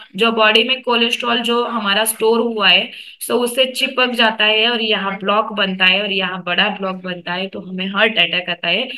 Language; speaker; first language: Hindi; non-native, local second language; Marathi